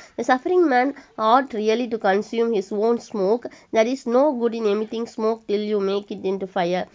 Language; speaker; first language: English; non-native, local second language; Tamil